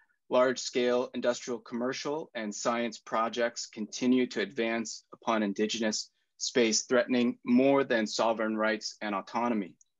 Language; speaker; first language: English; native; English